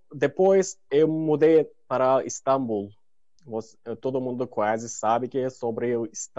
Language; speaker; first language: Portuguese; non-native, learner; Turkish